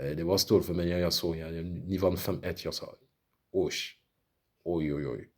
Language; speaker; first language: Swedish; non-native, learner; French